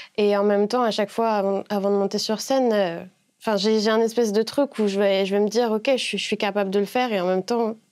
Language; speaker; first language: French; native; French